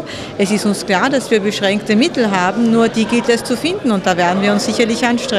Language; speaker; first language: German; early bilingual, other home language; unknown